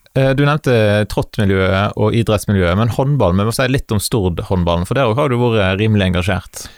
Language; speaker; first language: Norwegian; native; Norwegian